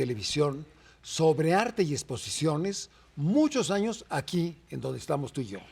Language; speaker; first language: Spanish; native; Spanish